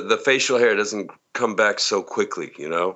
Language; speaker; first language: English; native; English